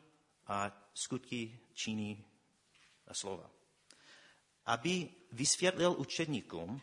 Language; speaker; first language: Czech; non-native, fluent; English